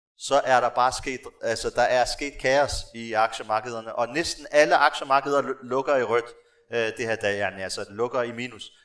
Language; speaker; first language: Danish; non-native, local second language; Arabic